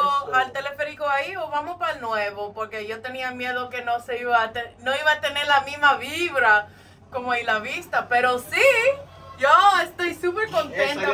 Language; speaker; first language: Spanish; non-native, fluent; English